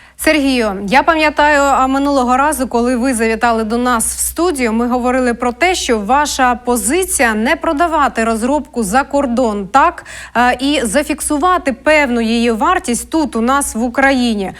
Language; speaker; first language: Ukrainian; native; Ukrainian